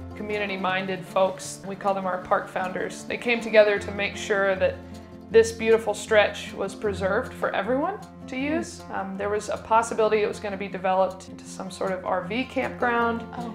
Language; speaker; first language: English; native; English